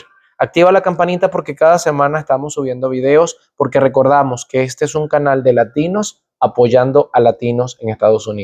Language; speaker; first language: Spanish; native; Spanish